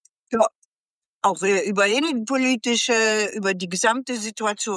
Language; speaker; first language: German; native; German